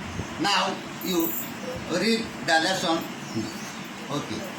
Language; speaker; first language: English; non-native, fluent; Bangla